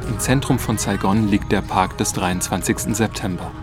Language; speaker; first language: German; native; German